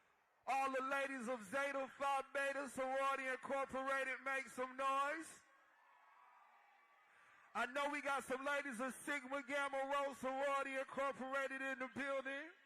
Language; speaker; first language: English; native; English